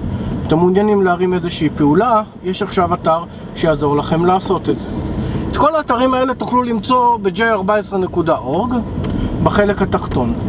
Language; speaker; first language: Hebrew; native; Hebrew